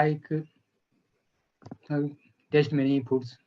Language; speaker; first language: English; non-native, learner; Hindi